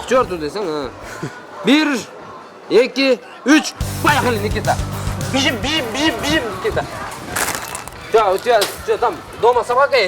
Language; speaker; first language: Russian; non-native, local second language; Kyrgyz